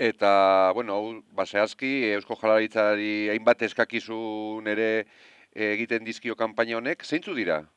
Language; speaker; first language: Basque; native; Basque